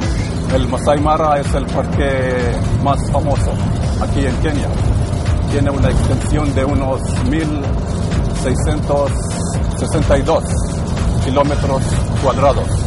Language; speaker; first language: Spanish; non-native, fluent; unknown